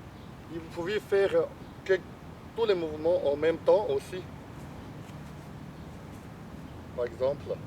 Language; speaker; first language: French; non-native, learner; Chinese